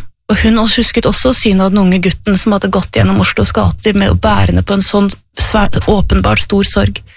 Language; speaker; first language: Norwegian; native; Norwegian